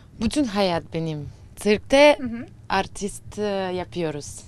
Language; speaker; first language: Turkish; non-native, learner; Russian